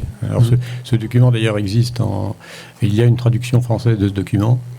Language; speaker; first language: French; native; French